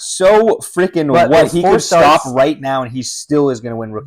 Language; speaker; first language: English; native; English